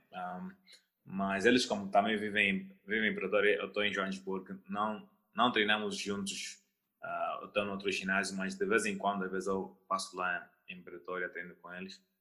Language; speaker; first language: Portuguese; native; Portuguese